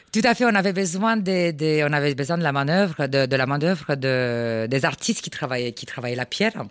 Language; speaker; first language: French; non-native, fluent; Romanian